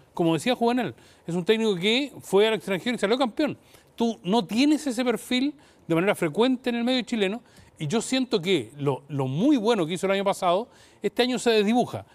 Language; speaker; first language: Spanish; native; Spanish